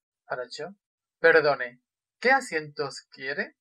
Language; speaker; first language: Spanish; non-native, fluent; Russian